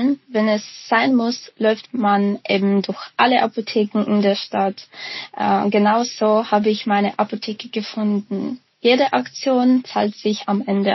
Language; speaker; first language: German; non-native, fluent; Ukrainian